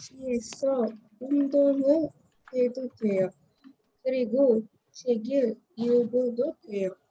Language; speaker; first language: Korean; non-native, learner; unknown